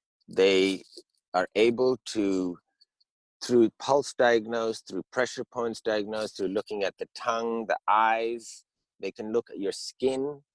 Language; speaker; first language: English; early bilingual, heritage; English